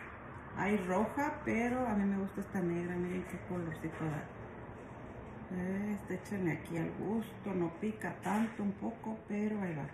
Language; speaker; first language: Spanish; native; Spanish